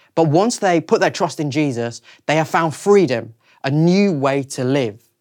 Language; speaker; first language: English; native; English